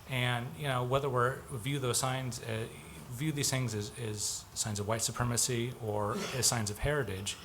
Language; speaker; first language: English; native; English